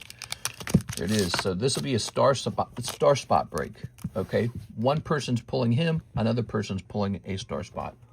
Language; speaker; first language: English; native; English